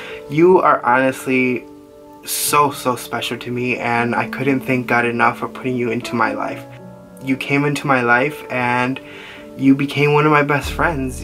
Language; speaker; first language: English; early bilingual, other home language; Spanish